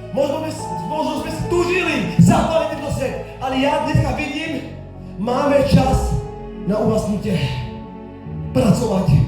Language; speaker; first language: Slovak; non-native, local second language; Romany